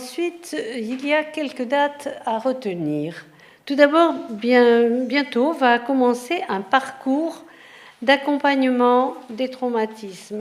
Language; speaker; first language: French; native; French